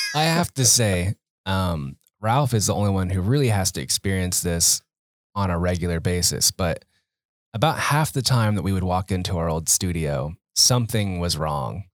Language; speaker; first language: English; native; English